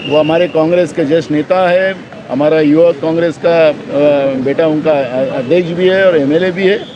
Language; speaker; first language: Hindi; non-native, local second language; Marathi